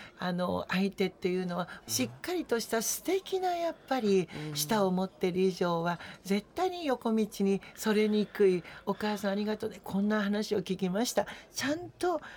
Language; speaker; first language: Japanese; native; Japanese